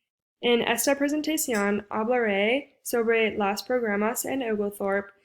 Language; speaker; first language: Spanish; non-native, fluent; English